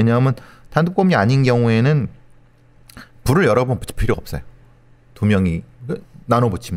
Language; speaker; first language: Korean; native; Korean